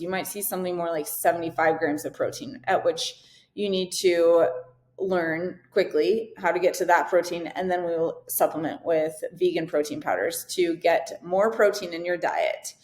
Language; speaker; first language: English; native; English